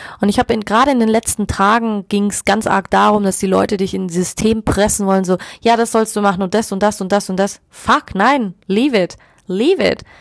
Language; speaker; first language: German; native; German